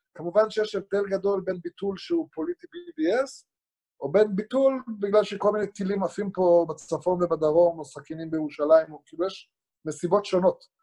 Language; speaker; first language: Hebrew; native; Hebrew